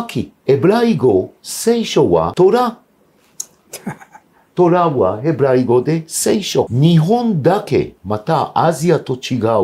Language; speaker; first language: Japanese; non-native, fluent; Hebrew